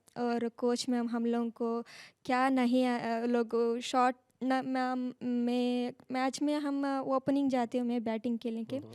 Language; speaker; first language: Hindi; non-native, local second language; Kannada